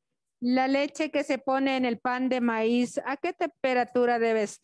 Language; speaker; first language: Spanish; native; Spanish